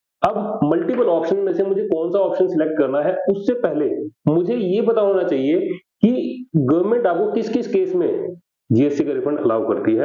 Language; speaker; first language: Hindi; native; Hindi